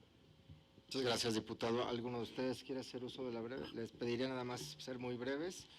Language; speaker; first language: Spanish; native; Spanish